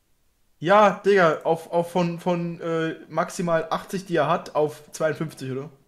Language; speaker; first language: German; native; German